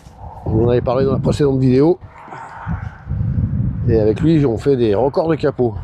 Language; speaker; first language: French; native; French